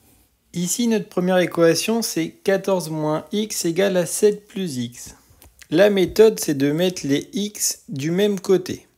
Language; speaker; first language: French; native; French